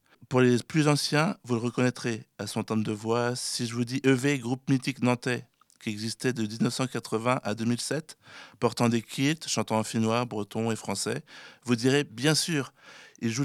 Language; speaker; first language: French; native; French